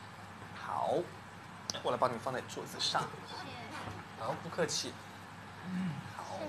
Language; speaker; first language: Chinese; native; Chinese